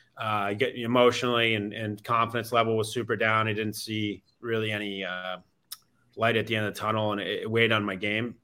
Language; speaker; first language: English; native; English